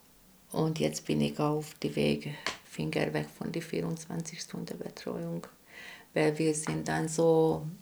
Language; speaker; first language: German; non-native, fluent; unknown